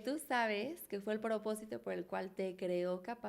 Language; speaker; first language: Spanish; native; Spanish